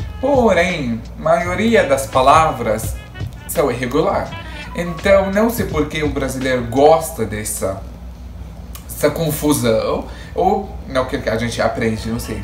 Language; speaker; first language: Portuguese; non-native, fluent; Arabic